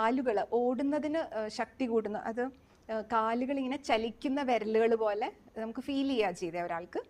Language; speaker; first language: Malayalam; native; Malayalam